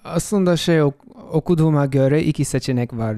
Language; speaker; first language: Turkish; non-native, fluent; English